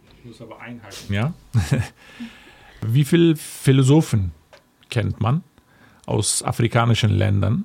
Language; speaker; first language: German; non-native, fluent; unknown